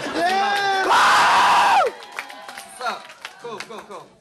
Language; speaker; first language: English; native; English